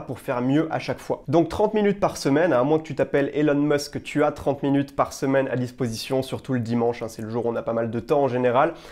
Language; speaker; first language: French; native; French